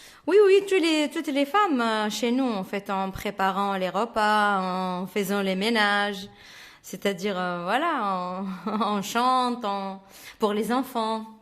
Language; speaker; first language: French; non-native, fluent; Arabic